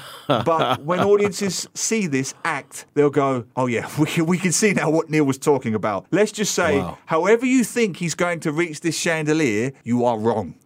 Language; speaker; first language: English; native; English